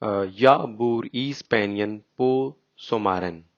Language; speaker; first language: Swedish; non-native, learner; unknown